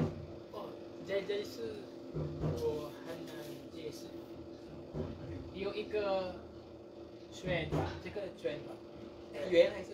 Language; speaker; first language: Chinese; non-native, learner; Indonesian